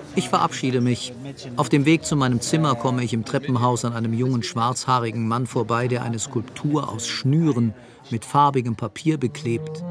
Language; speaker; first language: German; native; German